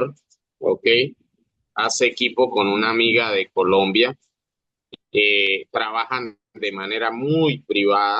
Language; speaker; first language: Spanish; native; Spanish